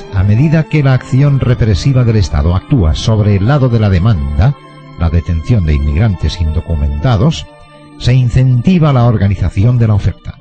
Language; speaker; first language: Spanish; native; Spanish